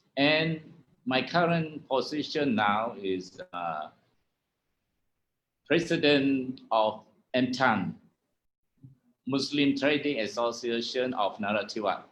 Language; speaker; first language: English; non-native, learner; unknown